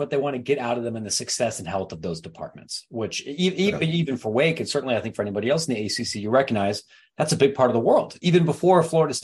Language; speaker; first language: English; native; English